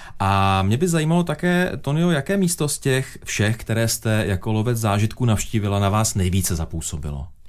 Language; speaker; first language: Czech; native; Czech